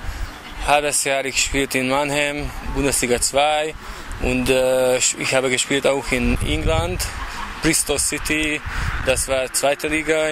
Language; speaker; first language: German; non-native, learner; Hungarian